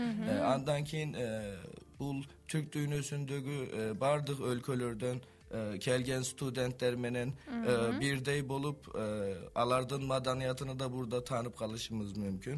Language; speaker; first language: Kyrgyz; non-native, learner; Turkish